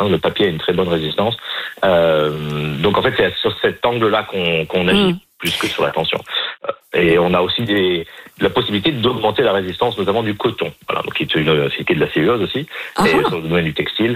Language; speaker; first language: French; native; French